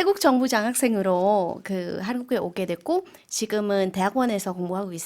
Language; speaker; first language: Korean; non-native, fluent; Thai